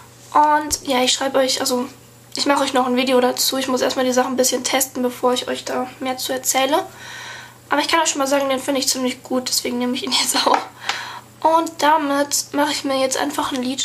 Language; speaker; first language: German; native; German